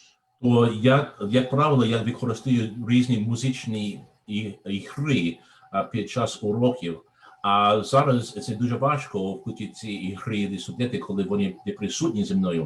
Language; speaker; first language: Ukrainian; non-native, learner; English